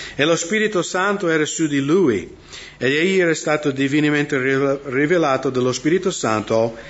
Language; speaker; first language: Italian; non-native, fluent; English